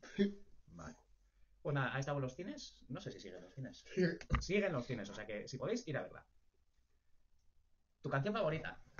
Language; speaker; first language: Spanish; native; Spanish